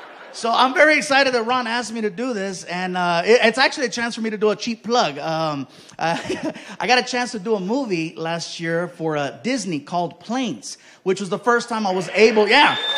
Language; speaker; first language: English; native; English